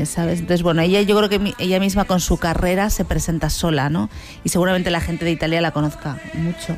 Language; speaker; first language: Spanish; native; Spanish